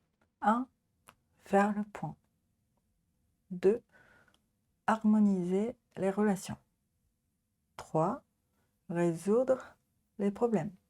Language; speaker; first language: French; non-native, learner; Japanese